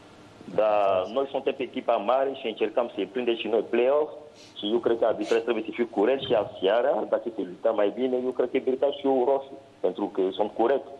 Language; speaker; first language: Romanian; non-native, learner; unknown